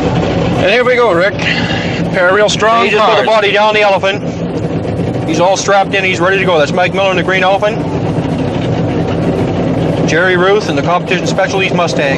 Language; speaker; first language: English; native; English